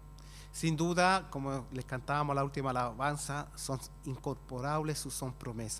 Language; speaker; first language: Spanish; native; Spanish